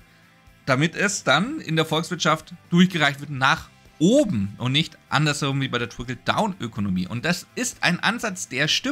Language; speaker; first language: German; native; German